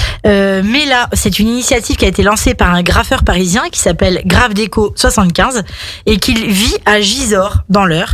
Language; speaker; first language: French; native; French